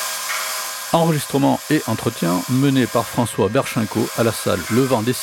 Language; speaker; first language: French; native; French